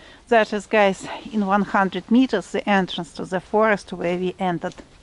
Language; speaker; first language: English; non-native, fluent; Russian